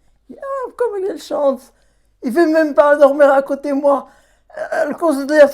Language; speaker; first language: French; non-native, learner; Arabic